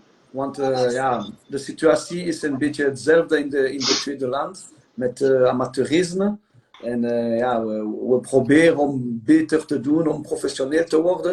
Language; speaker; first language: Dutch; non-native, local second language; French